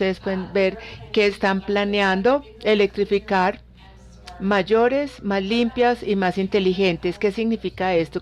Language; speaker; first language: Spanish; non-native, fluent; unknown